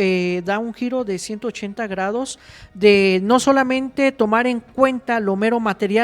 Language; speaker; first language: Spanish; native; Spanish